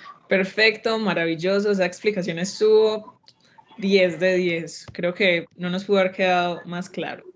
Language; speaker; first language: Spanish; native; Spanish